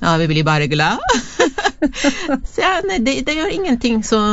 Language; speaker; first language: Norwegian; non-native, fluent; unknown